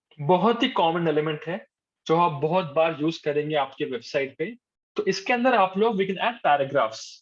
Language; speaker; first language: Hindi; non-native, local second language; Telugu